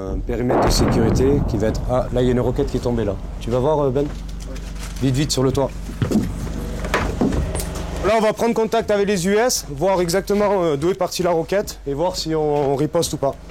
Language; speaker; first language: French; native; French